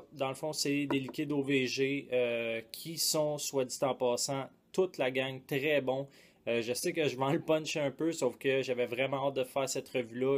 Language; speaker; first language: French; native; French